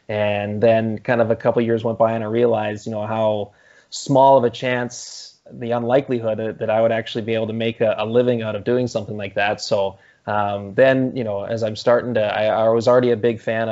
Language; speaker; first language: English; native; English